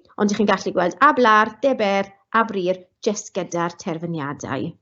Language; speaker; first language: Welsh; non-native, local second language; English